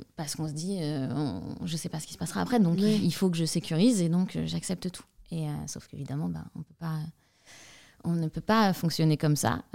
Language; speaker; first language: French; native; French